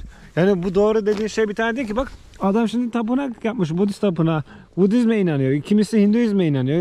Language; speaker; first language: Turkish; native; Turkish